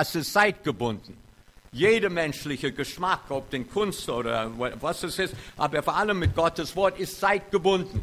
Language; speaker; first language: German; non-native, fluent; English